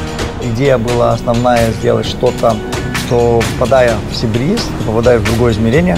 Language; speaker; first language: Russian; native; Russian